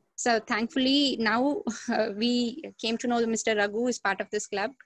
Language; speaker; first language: English; non-native, local second language; Tamil